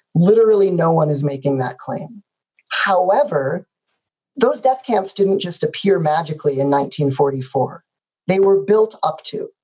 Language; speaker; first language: English; native; English